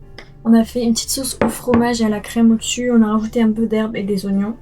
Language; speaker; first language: French; native; French